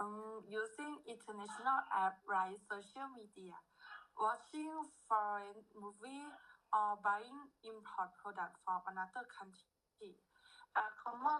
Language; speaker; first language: English; non-native, learner; Thai